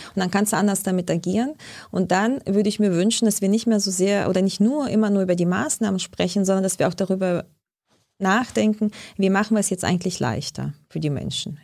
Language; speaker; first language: German; early bilingual, other home language; Russian